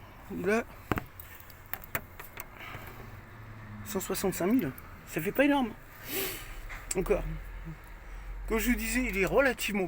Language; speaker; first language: French; native; French